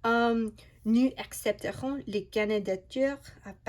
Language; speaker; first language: French; non-native, learner; English